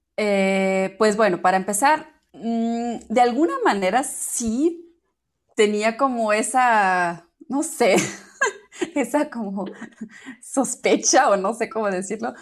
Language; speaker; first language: Spanish; non-native, fluent; German